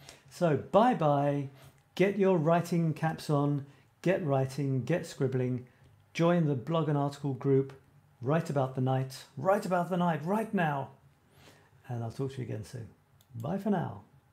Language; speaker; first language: English; native; English